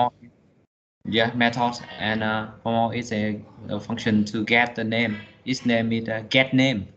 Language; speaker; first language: English; non-native, learner; Vietnamese